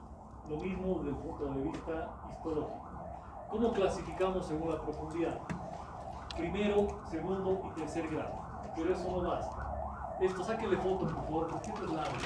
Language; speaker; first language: Spanish; native; Spanish